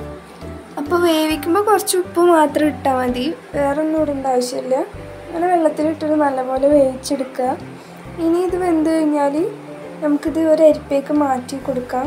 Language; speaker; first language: Malayalam; native; Malayalam